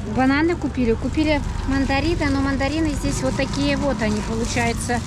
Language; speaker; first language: Russian; native; Russian